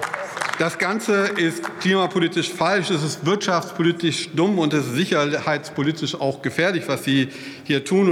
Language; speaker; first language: German; native; German